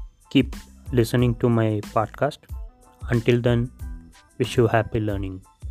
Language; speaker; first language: English; non-native, local second language; Tamil